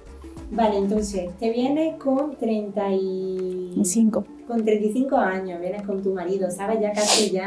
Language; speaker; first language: Spanish; native; Spanish